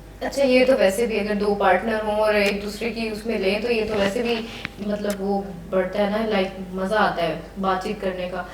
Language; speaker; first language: Urdu; native; Urdu